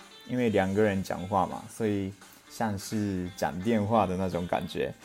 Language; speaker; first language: Chinese; non-native, fluent; Japanese